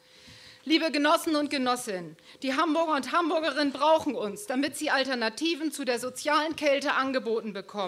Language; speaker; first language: German; native; German